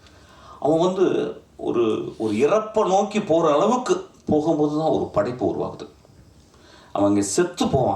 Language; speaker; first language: Tamil; native; Tamil